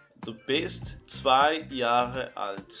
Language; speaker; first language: German; non-native, fluent; Portuguese